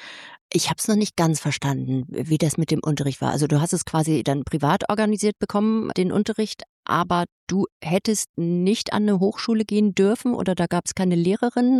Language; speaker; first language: German; native; German